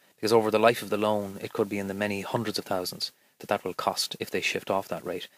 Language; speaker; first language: English; native; English